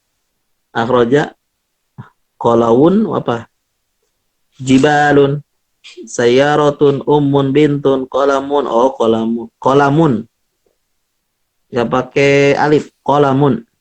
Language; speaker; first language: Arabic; non-native, fluent; Indonesian